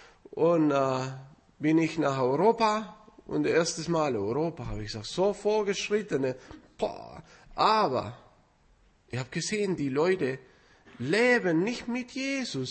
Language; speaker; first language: German; non-native, fluent; Spanish